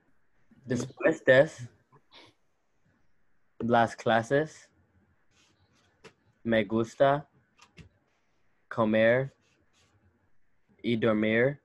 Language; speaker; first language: Spanish; non-native, learner; English